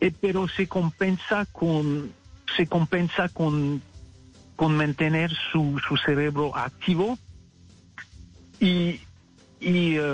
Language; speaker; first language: Spanish; non-native, fluent; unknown